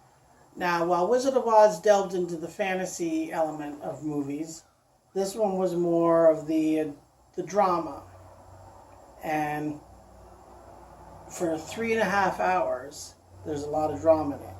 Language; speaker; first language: English; native; English